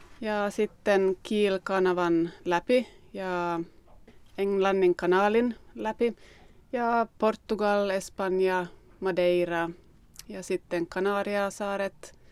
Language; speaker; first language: Finnish; non-native, local second language; Swedish